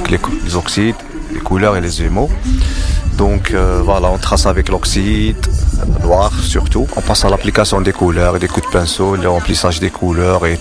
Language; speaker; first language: French; non-native, local second language; Arabic